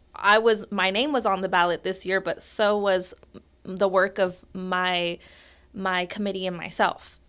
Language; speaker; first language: English; native; English